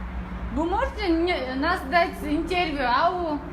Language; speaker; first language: Russian; non-native, local second language; Kyrgyz